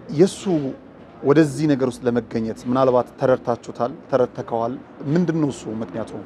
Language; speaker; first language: Amharic; native; Amharic